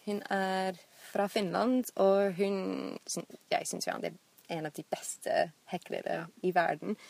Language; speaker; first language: Norwegian; non-native, fluent; English